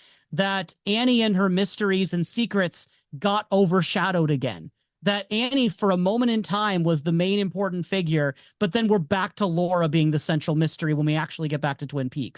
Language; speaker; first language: English; native; English